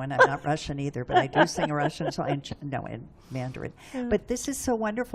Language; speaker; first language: English; native; English